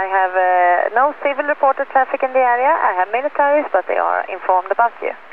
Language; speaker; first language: English; non-native, fluent; Swedish